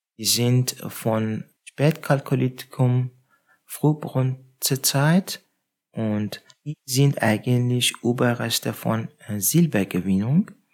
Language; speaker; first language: German; non-native, fluent; Persian